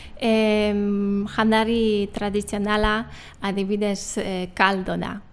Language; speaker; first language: Basque; non-native, learner; Polish